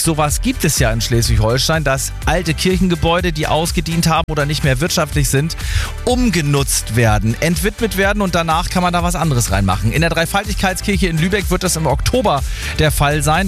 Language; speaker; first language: German; native; German